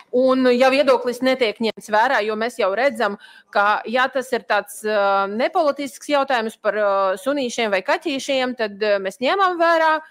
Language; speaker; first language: Latvian; non-native, local second language; Russian